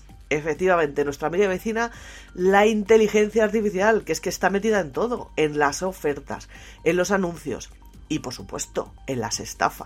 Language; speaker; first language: Spanish; native; Spanish